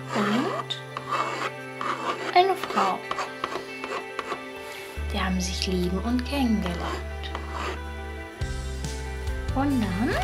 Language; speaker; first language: German; early bilingual, other home language; Russian